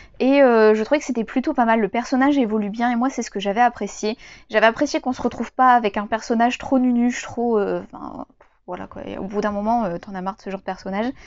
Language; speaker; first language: French; native; French